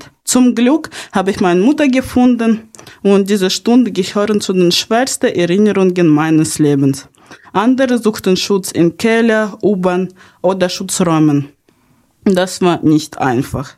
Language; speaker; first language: German; non-native, fluent; Ukrainian